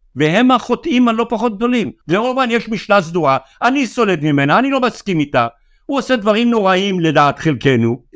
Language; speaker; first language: Hebrew; native; Hebrew